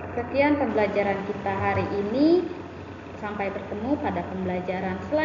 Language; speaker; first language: Indonesian; native; Indonesian